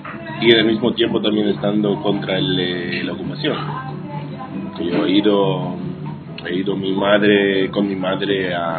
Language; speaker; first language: Spanish; non-native, fluent; Hebrew